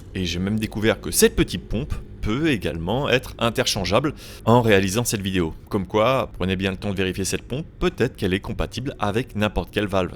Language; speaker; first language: French; native; French